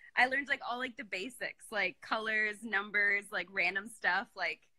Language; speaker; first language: English; native; English